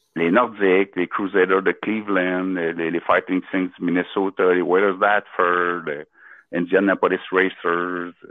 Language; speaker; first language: English; non-native, local second language; French